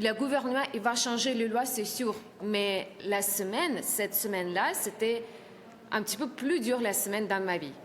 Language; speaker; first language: French; non-native, learner; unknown